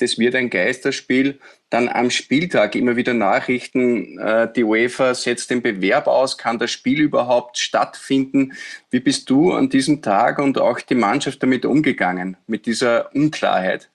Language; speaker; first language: German; native; German